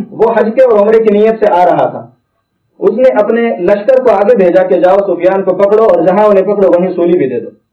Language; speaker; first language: Urdu; native; Urdu